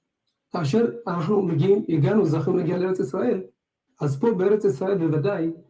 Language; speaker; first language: Hebrew; non-native, fluent; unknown